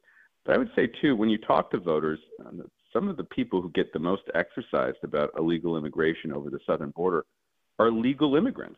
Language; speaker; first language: English; native; English